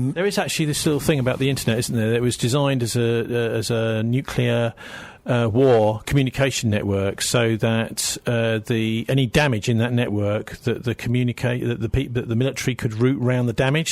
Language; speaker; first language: English; native; English